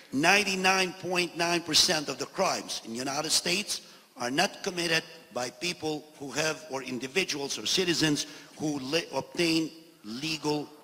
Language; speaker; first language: English; non-native, fluent; Albanian